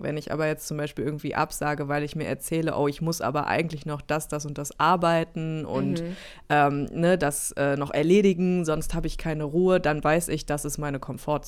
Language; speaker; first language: German; native; German